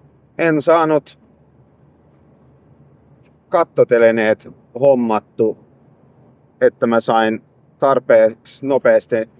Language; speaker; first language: Finnish; non-native, fluent; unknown